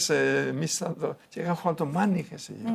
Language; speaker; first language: Korean; non-native, learner; Spanish